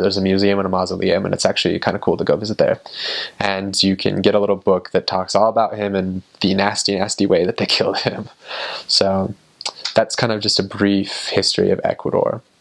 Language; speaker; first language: English; native; English